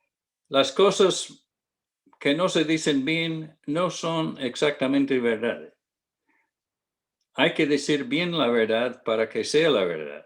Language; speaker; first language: Spanish; non-native, fluent; English